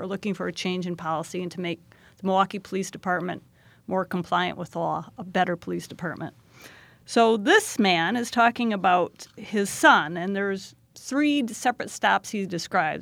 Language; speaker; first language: English; native; English